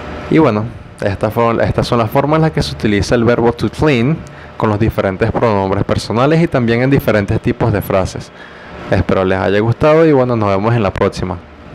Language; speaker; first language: Spanish; native; Spanish